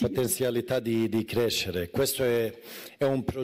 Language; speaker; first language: Italian; non-native, fluent; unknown